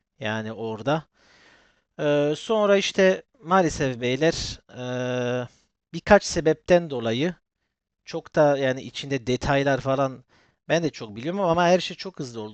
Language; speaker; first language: Turkish; early bilingual, heritage; Turkish